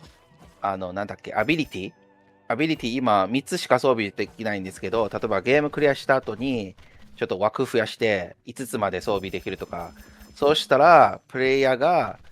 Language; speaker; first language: Japanese; non-native, fluent; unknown